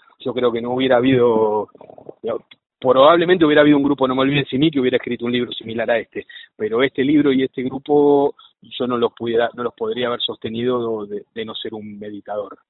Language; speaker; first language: Spanish; native; Spanish